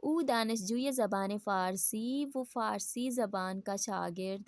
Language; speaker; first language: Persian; non-native, fluent; Urdu